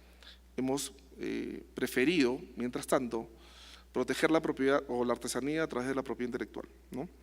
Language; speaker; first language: Spanish; native; Spanish